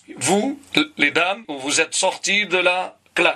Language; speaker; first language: French; non-native, local second language; Arabic